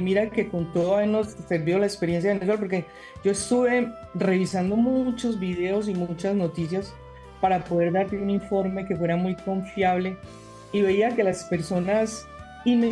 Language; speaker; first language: Spanish; native; Spanish